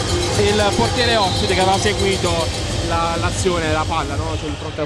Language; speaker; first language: Italian; native; Italian